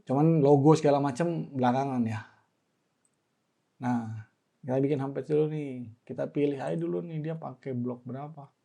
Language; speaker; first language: Indonesian; native; Indonesian